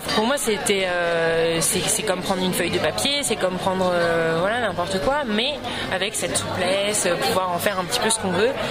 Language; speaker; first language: French; native; French